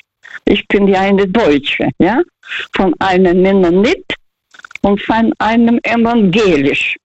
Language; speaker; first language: German; early bilingual, heritage; Russian